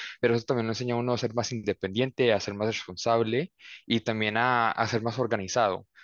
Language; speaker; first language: Spanish; early bilingual, heritage; Spanish